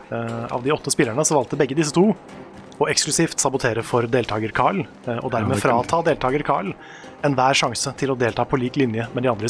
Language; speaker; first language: Norwegian; native; Norwegian